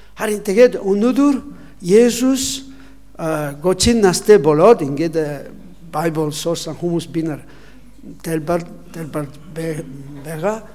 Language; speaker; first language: Mongolian; non-native, learner; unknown